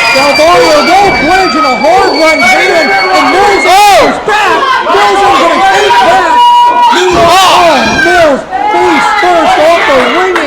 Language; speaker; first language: English; native; English